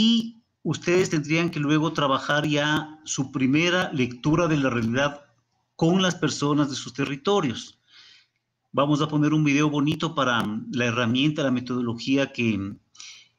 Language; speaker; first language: Spanish; native; Spanish